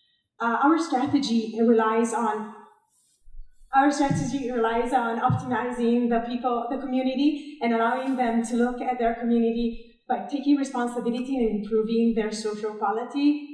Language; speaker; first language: English; non-native, fluent; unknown